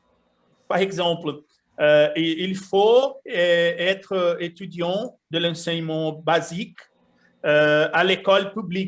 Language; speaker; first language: French; non-native, fluent; Portuguese